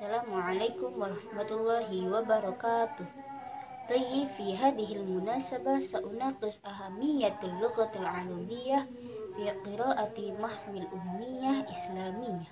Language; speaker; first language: Arabic; non-native, learner; Indonesian